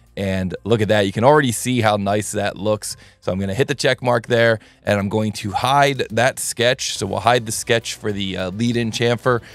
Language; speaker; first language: English; native; English